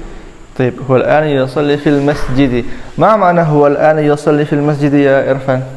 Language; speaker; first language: Arabic; non-native, fluent; Indonesian